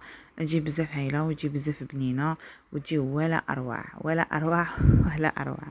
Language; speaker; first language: Arabic; native; Arabic